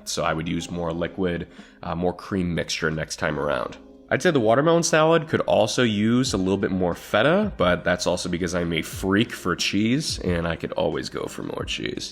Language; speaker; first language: English; native; English